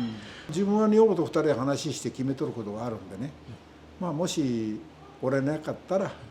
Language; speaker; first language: Japanese; native; Japanese